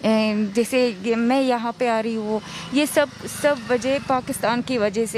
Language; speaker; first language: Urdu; non-native, learner; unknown